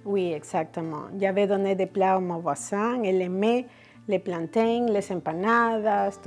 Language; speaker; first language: French; non-native, fluent; Spanish